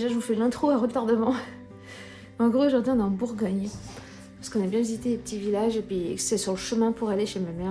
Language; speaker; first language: French; native; French